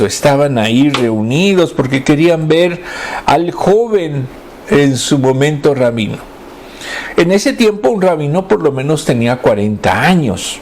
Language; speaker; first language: Spanish; native; Spanish